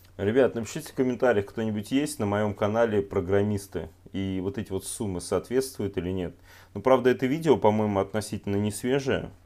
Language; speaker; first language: Russian; native; Russian